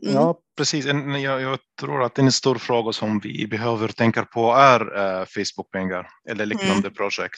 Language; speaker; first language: Swedish; non-native, fluent; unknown